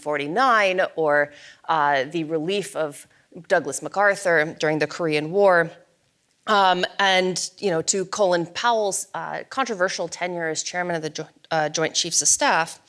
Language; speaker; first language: English; native; English